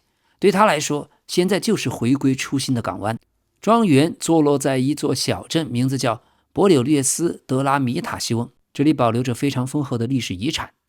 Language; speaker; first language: Chinese; native; Chinese